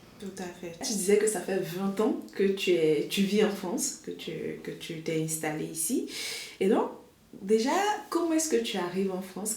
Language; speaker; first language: French; native; French